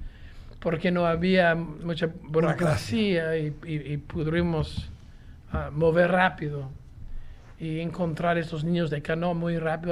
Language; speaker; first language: Spanish; non-native, fluent; English